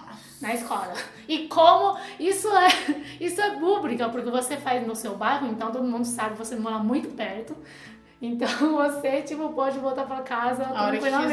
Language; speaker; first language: Portuguese; non-native, fluent; Chinese